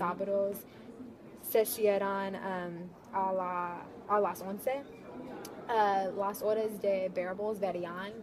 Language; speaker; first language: Spanish; non-native, learner; English